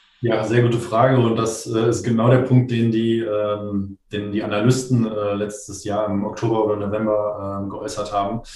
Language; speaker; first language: German; native; German